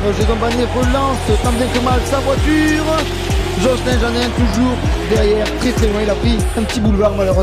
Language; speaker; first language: French; native; French